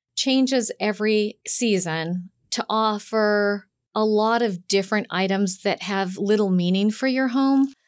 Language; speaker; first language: English; native; English